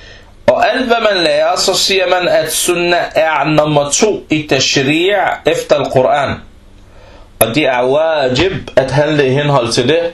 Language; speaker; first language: Danish; non-native, fluent; Arabic